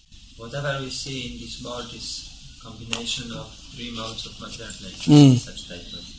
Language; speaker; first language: English; non-native, fluent; Polish